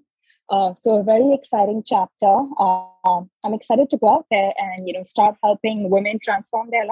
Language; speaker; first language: English; non-native, local second language; Hindi